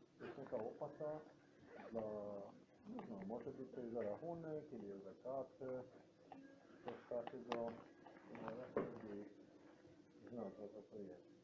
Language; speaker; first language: Polish; non-native, learner; Serbian